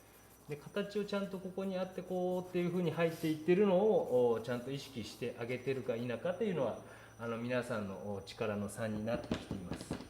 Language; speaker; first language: Japanese; native; Japanese